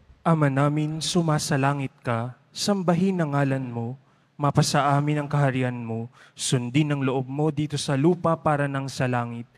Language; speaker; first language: Filipino; native; Filipino